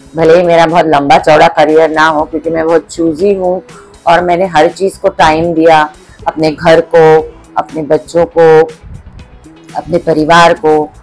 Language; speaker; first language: Hindi; non-native, local second language; Marathi